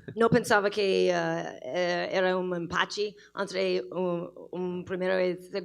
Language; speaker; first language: Portuguese; non-native, learner; English